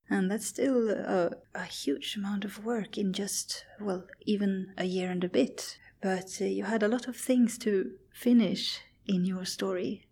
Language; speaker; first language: English; non-native, fluent; Swedish